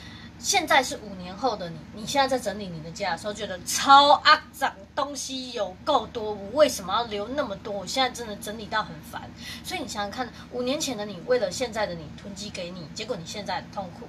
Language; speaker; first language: Chinese; native; Chinese